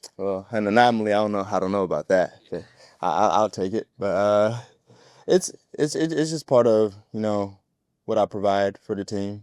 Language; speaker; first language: English; native; English